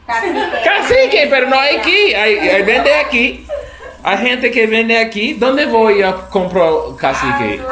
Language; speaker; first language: Spanish; non-native, learner; English